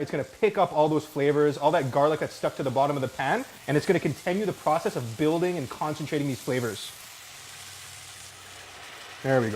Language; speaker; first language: English; native; English